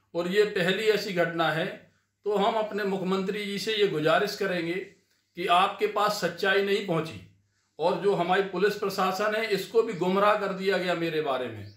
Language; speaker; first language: Hindi; native; Hindi